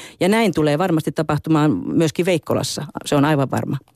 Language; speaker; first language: Finnish; native; Finnish